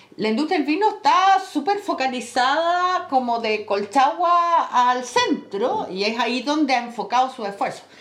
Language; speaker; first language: Spanish; native; Spanish